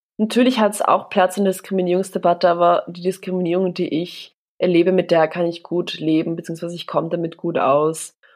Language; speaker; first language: German; early bilingual, other home language; Polish